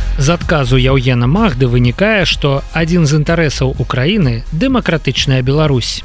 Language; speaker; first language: Belarusian; native; Belarusian